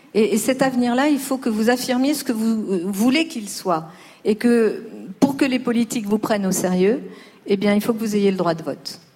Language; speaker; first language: French; early bilingual, other home language; Spanish